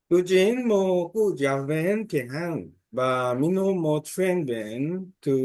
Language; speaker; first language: Vietnamese; non-native, learner; Korean